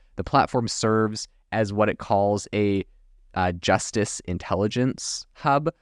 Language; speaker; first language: English; native; English